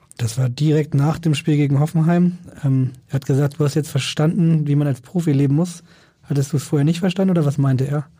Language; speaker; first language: German; native; German